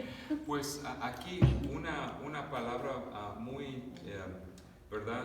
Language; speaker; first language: Spanish; early bilingual, other home language; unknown